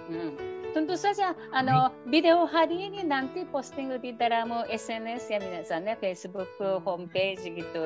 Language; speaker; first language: Indonesian; non-native, learner; Japanese